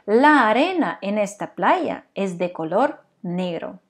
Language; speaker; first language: Spanish; non-native, fluent; Russian